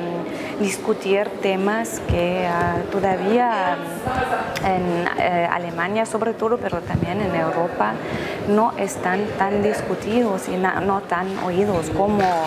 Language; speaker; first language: Spanish; non-native, fluent; German